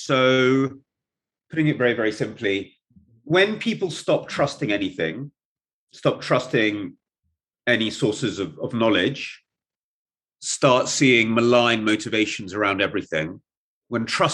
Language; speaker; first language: English; non-native, local second language; Russian